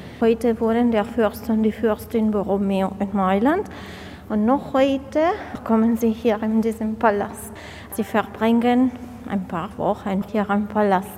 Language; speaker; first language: German; non-native, fluent; Italian